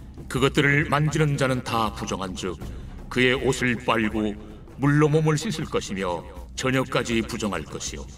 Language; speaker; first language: Korean; native; Korean